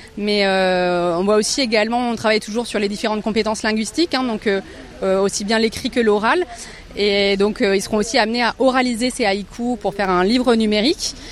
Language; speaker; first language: French; native; French